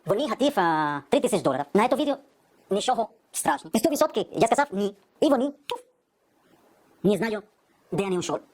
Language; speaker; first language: Ukrainian; non-native, learner; Spanish